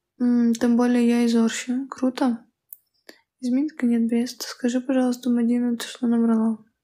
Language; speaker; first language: Russian; native; Russian